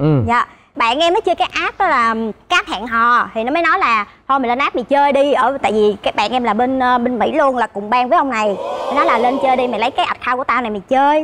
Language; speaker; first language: Vietnamese; native; Vietnamese